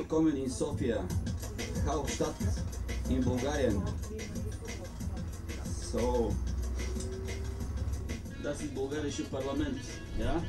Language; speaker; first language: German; non-native, learner; Bulgarian